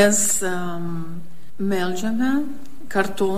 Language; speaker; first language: Lithuanian; early bilingual, heritage; Lithuanian